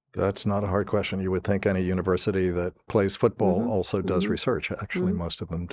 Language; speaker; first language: English; native; English